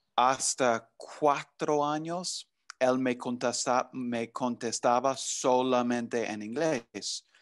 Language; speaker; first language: Spanish; non-native, fluent; English